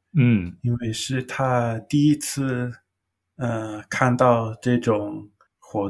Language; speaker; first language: Chinese; non-native, learner; English